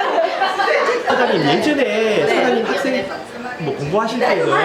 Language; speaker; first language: Korean; native; Korean